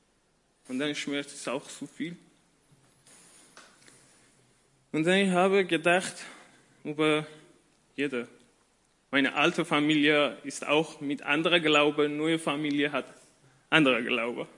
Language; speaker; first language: German; non-native, learner; Persian